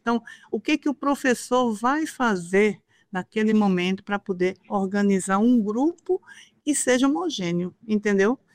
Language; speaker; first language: Portuguese; native; Portuguese